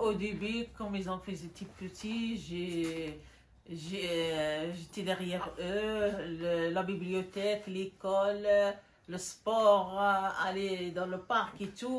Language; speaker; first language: French; non-native, local second language; Arabic